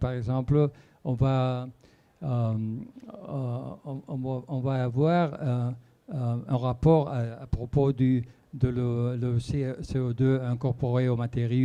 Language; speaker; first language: French; non-native, fluent; Spanish